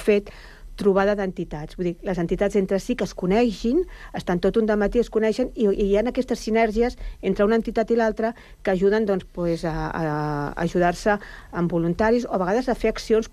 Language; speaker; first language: Catalan; native; Catalan